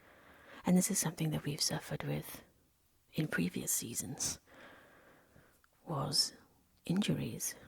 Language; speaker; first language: English; non-native, local second language; Welsh